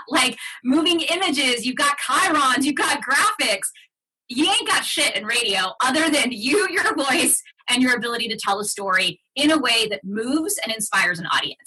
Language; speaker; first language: English; early bilingual, other home language; Spanish